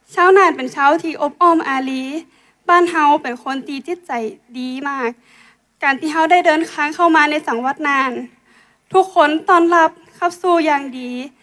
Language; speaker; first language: Thai; native; Thai